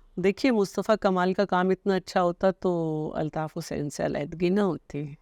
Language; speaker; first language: Urdu; native; Urdu